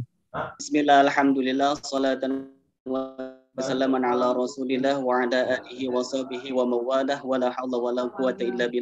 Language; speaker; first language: Arabic; non-native, learner; Indonesian